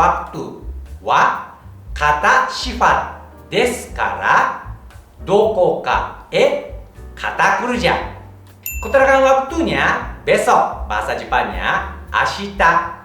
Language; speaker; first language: Indonesian; non-native, fluent; Japanese